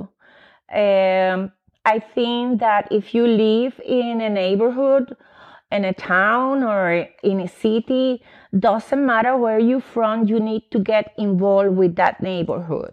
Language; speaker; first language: English; non-native, fluent; Spanish